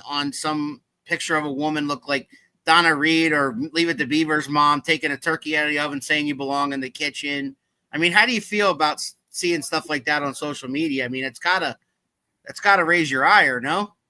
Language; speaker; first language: English; native; English